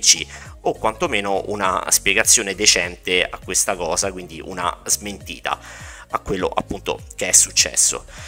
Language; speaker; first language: Italian; native; Italian